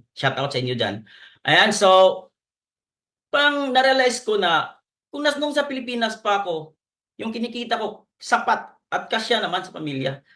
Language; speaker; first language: Filipino; non-native, local second language; Cebuano